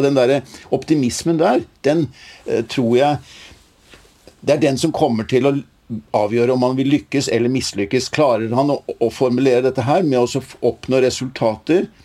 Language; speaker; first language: Norwegian; native; Norwegian